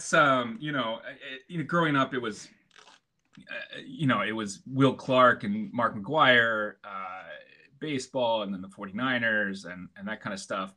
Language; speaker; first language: English; native; English